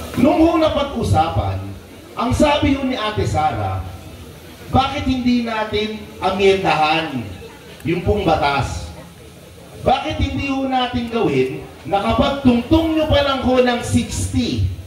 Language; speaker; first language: Filipino; native; Filipino